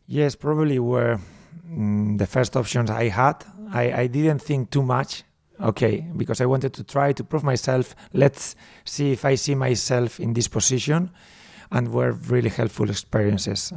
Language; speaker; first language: English; non-native, fluent; Spanish